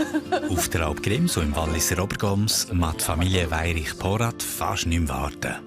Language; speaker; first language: German; native; German